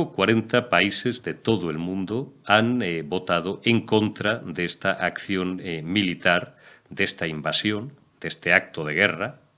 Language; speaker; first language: Spanish; native; Spanish